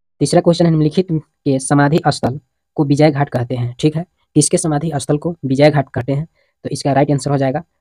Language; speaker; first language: Hindi; native; Hindi